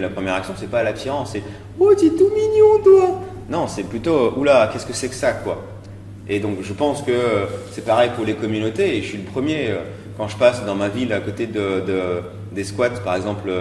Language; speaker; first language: French; native; French